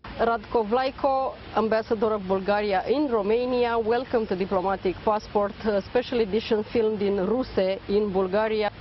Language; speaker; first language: English; non-native, fluent; Romanian